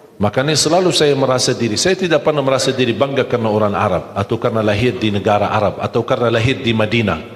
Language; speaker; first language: Malay; non-native, fluent; Arabic